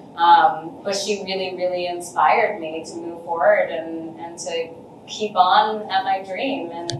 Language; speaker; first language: English; native; English